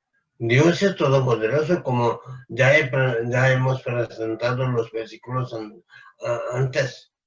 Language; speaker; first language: Spanish; non-native, fluent; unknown